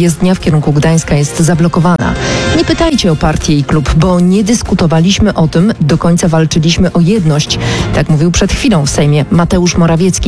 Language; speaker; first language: Polish; native; Polish